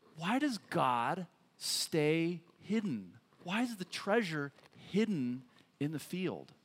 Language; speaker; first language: English; native; English